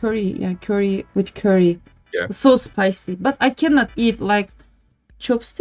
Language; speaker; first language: English; non-native, learner; Turkish